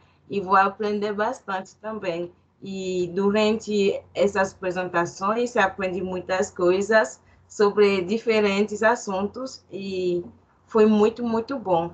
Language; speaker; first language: Portuguese; non-native, fluent; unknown